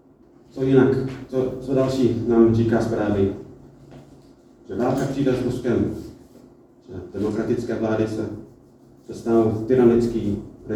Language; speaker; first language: Czech; non-native, fluent; English